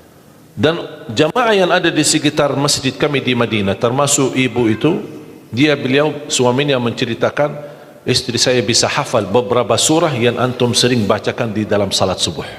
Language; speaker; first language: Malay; non-native, fluent; Arabic